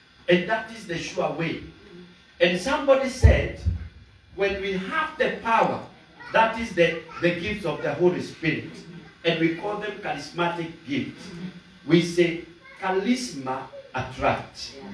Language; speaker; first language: English; non-native, local second language; Kikuyu